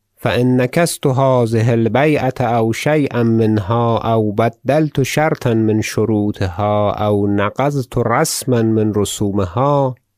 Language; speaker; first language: Arabic; non-native, fluent; Persian